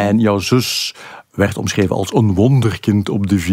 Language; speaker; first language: Dutch; native; Dutch